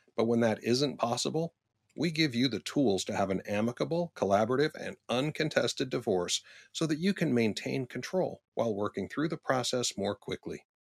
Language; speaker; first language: English; native; English